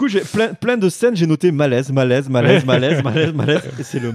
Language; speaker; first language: French; native; French